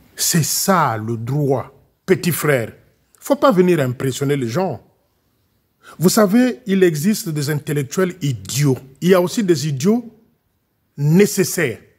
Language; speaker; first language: French; non-native, local second language; Lingala